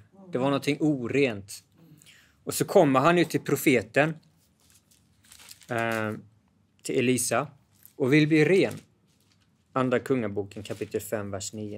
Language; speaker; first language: Swedish; native; Swedish